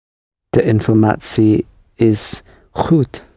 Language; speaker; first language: Dutch; non-native, learner; English